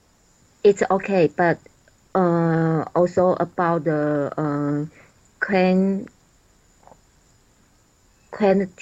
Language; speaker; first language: English; non-native, learner; Chinese